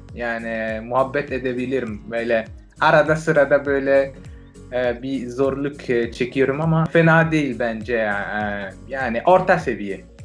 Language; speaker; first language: Turkish; non-native, fluent; French